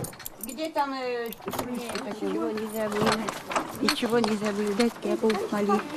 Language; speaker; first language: Russian; non-native, learner; French